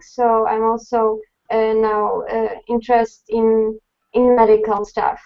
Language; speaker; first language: English; non-native, fluent; Polish